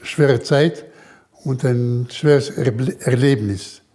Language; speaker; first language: German; early bilingual, heritage; German